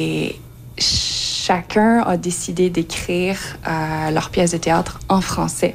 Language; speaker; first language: French; native; French